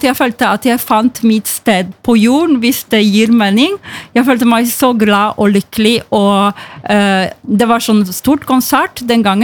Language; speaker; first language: Norwegian; non-native, fluent; Polish